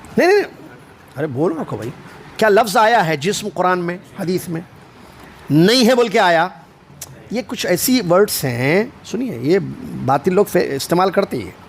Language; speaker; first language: Urdu; native; Urdu